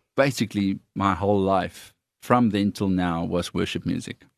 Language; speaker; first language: English; non-native, local second language; Afrikaans